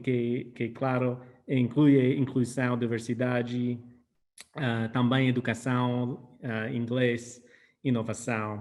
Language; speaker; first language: Portuguese; non-native, fluent; English